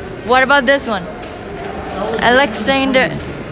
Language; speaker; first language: English; non-native, fluent; Vietnamese